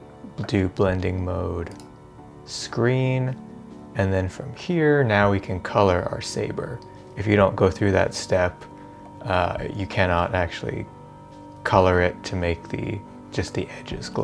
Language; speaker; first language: English; native; English